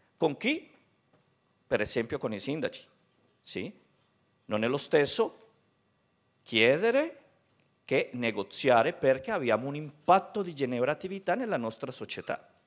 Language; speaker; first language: Italian; non-native, fluent; Spanish